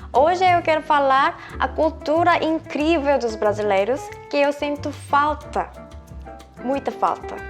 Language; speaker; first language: Portuguese; non-native, fluent; Korean